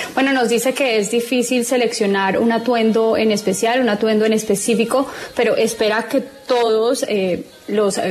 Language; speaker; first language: Spanish; native; Spanish